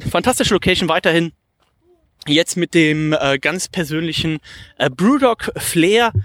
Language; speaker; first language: German; native; German